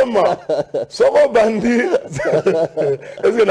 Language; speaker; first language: French; non-native, local second language; Lingala